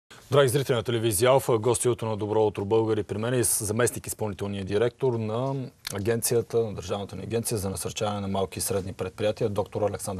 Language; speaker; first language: Bulgarian; native; Bulgarian